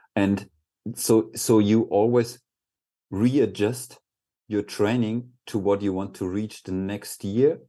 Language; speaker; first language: English; non-native, fluent; German